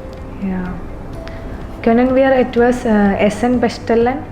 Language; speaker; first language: German; non-native, learner; Malayalam